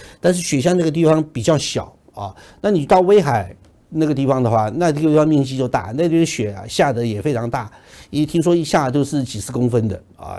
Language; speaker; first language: Chinese; native; Chinese